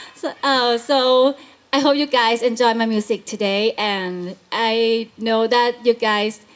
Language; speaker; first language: English; non-native, learner; Thai